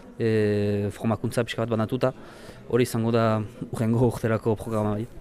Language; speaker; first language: Basque; non-native, local second language; French